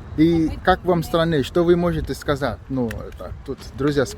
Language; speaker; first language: Russian; non-native, learner; English